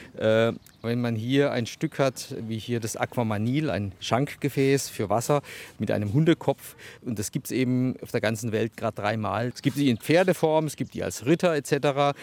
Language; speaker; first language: German; native; German